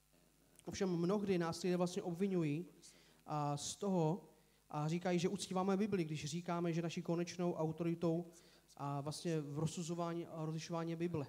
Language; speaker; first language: Czech; native; Czech